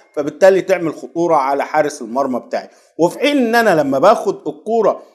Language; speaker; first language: Arabic; native; Arabic